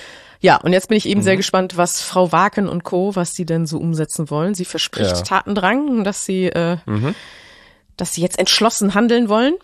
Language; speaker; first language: German; native; German